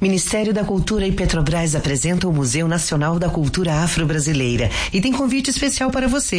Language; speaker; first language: Portuguese; native; Portuguese